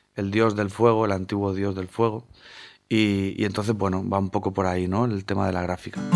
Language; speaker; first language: Spanish; native; Spanish